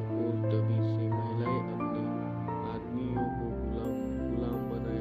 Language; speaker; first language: Hindi; native; Hindi